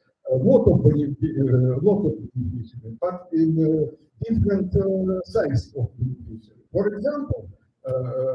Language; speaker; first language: English; non-native, learner; Russian